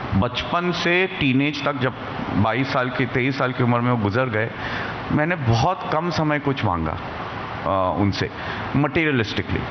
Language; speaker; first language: Hindi; native; Hindi